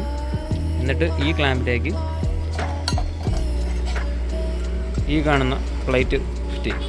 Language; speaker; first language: Malayalam; native; Malayalam